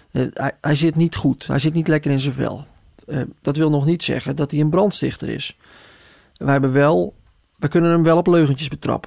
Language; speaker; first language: Dutch; native; Dutch